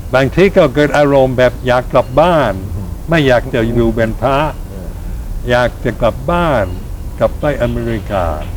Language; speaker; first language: Thai; non-native, fluent; English